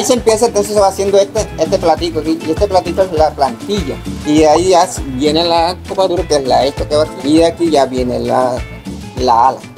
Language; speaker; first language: Spanish; native; Spanish